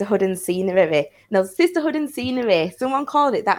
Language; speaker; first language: English; native; English